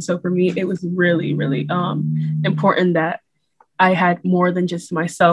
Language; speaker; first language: English; native; English